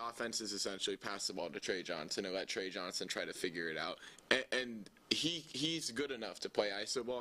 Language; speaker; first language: English; native; English